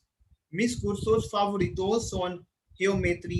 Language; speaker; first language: Spanish; non-native, fluent; Hindi